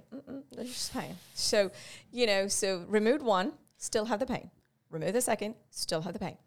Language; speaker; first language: English; non-native, local second language; Gujarati